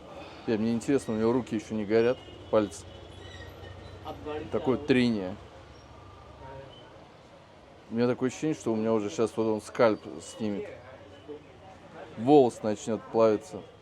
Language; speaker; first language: Russian; native; Russian